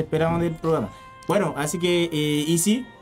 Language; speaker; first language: Spanish; non-native, learner; Haitian Creole